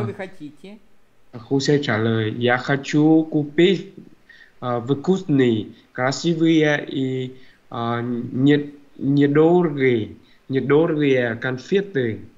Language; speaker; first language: Russian; non-native, learner; Vietnamese